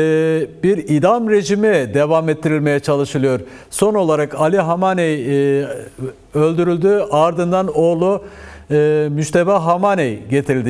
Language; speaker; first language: Turkish; native; Turkish